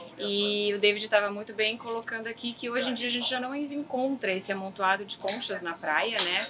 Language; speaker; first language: Portuguese; native; Portuguese